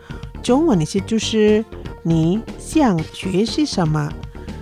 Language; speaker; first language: Chinese; non-native, fluent; Indonesian